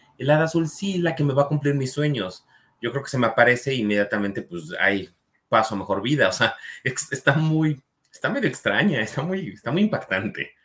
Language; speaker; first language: Spanish; native; Spanish